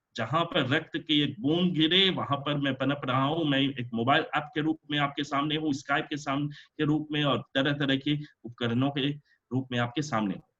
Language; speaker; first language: Hindi; non-native, local second language; French